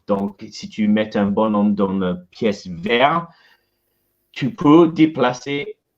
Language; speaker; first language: French; non-native, learner; English